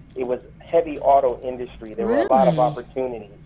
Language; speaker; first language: English; native; English